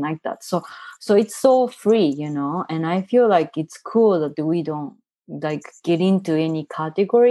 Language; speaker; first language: English; non-native, fluent; Japanese